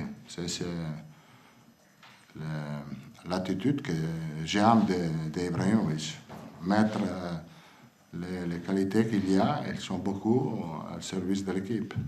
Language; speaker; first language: French; non-native, fluent; Italian